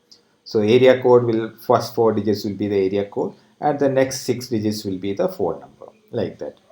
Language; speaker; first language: English; non-native, local second language; Malayalam